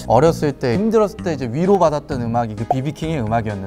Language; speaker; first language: Korean; native; Korean